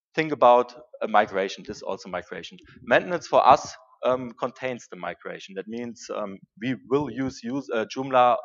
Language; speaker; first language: English; non-native, fluent; German